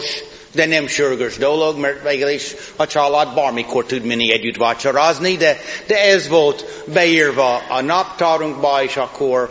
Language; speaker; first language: Hungarian; non-native, fluent; English